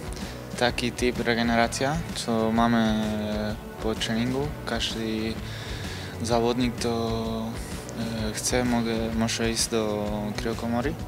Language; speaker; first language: Polish; non-native, learner; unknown